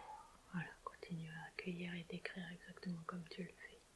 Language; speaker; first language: French; native; French